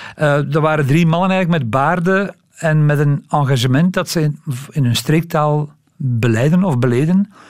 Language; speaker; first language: Dutch; native; Dutch